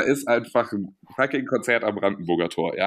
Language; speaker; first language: German; native; German